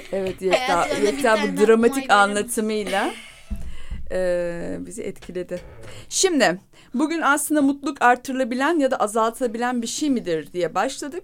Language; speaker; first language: Turkish; native; Turkish